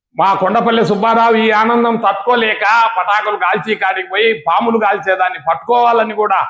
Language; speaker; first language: Telugu; native; Telugu